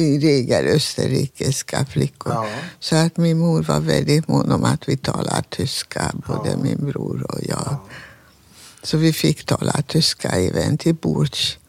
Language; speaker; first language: Swedish; non-native, fluent; Hungarian